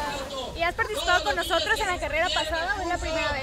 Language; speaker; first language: Spanish; native; Spanish